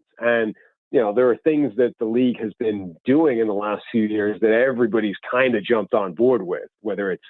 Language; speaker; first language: English; native; English